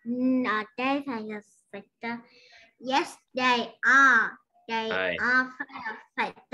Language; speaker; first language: English; non-native, learner; Vietnamese